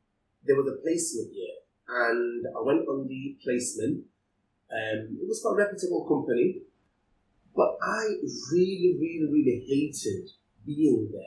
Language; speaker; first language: English; early bilingual, other home language; Cantonese